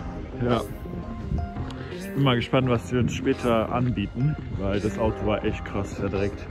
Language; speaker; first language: German; native; German